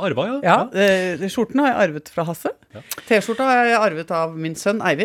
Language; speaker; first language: Norwegian; native; Norwegian